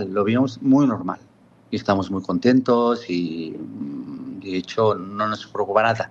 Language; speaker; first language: Spanish; non-native, fluent; Arabic